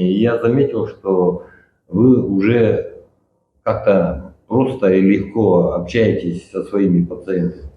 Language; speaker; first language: Russian; native; Russian